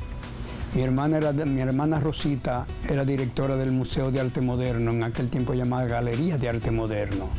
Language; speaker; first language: Spanish; native; Spanish